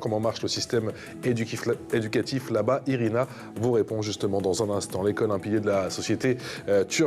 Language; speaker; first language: French; native; French